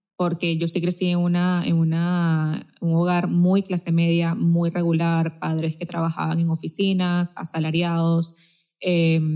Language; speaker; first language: Spanish; native; Spanish